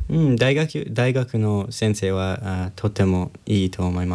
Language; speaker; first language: Japanese; non-native, learner; English